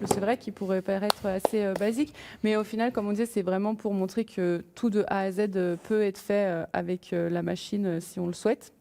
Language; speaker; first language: French; native; French